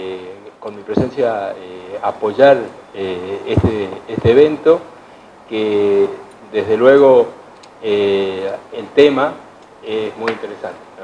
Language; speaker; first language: Spanish; native; Spanish